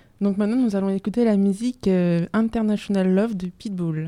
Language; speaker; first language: French; native; French